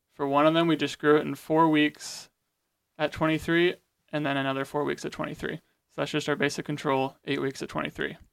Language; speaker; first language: English; native; English